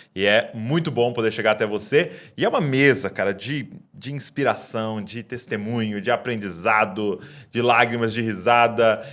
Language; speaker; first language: Portuguese; native; Portuguese